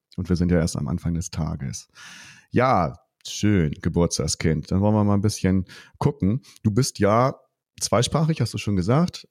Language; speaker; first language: German; native; German